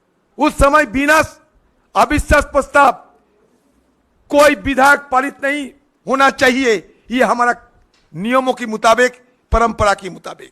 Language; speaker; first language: Hindi; non-native, local second language; Bangla